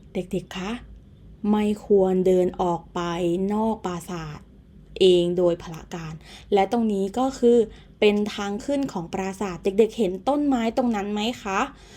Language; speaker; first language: Thai; native; Thai